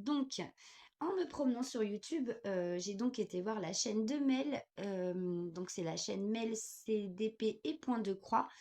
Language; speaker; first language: French; native; French